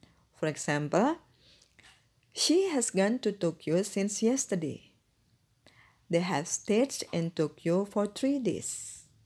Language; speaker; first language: English; non-native, fluent; Indonesian